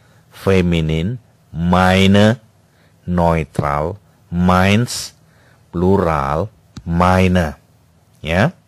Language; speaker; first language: German; non-native, fluent; Indonesian